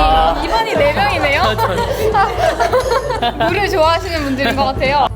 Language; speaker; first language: Korean; non-native, fluent; Bangla